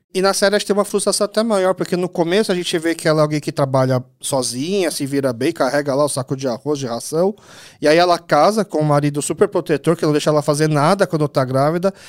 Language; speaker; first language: Portuguese; early bilingual, other home language; Korean